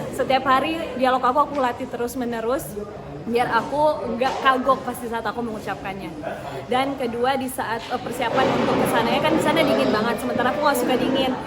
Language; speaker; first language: Indonesian; native; Indonesian